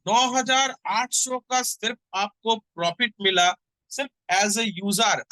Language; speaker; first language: Hindi; non-native, local second language; Bangla